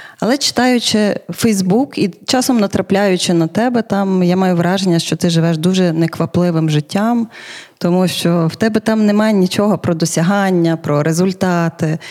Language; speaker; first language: Ukrainian; native; Ukrainian